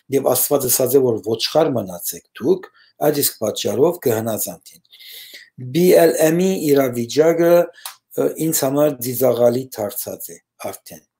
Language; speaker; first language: Armenian; early bilingual, heritage; Armenian